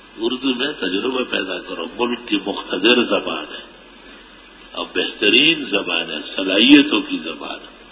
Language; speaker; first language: Urdu; non-native, local second language; Pashto